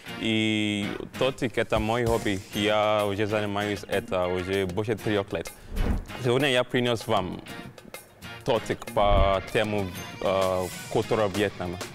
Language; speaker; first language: Russian; non-native, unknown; Yoruba